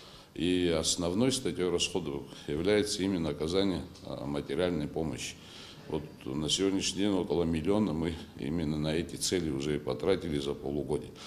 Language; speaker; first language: Russian; non-native, local second language; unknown